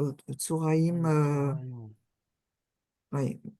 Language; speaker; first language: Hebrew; non-native, learner; French